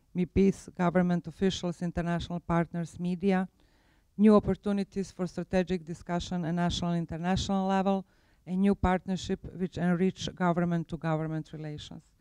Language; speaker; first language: English; non-native, fluent; Croatian